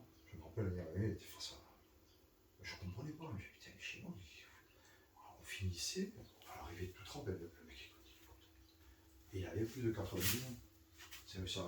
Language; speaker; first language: French; native; French